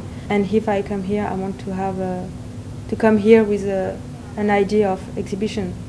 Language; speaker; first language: English; non-native, learner; French